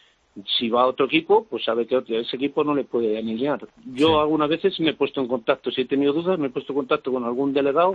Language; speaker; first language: Spanish; native; Spanish